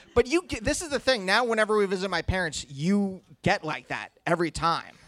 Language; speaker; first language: English; native; English